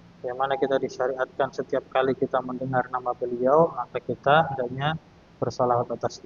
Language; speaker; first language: Indonesian; native; Indonesian